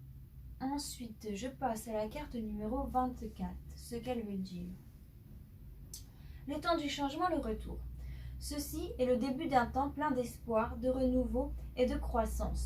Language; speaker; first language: French; native; French